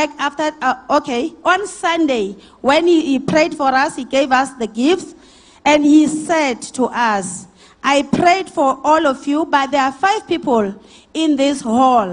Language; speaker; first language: English; non-native, local second language; Northern Sotho